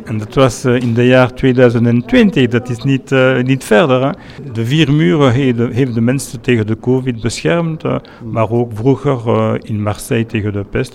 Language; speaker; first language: Dutch; non-native, fluent; French